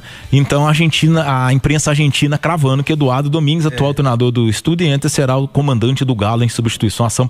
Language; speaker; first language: Portuguese; native; Portuguese